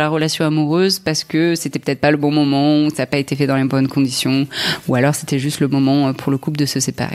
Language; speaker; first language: French; native; French